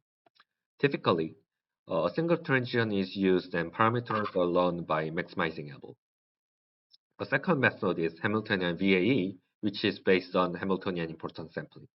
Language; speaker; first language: English; non-native, learner; Korean